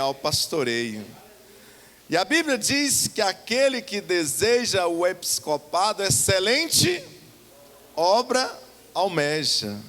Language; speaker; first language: Portuguese; native; Portuguese